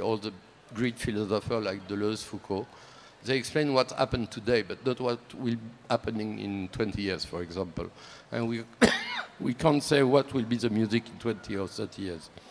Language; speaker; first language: English; non-native, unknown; French